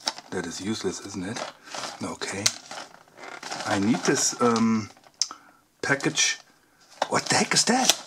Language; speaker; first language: English; non-native, fluent; German